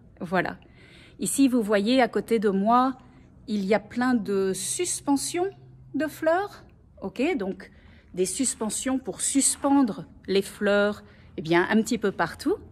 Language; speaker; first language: French; native; French